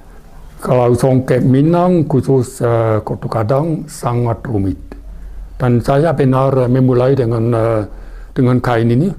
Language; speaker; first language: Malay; non-native, fluent; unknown